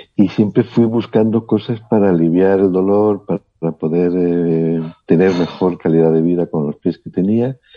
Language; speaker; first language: Spanish; native; Spanish